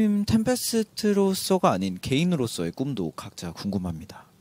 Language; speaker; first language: Korean; native; Korean